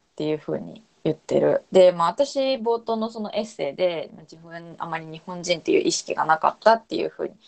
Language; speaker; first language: Japanese; native; Japanese